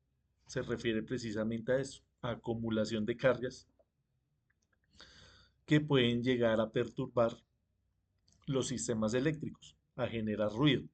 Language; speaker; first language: Spanish; native; Spanish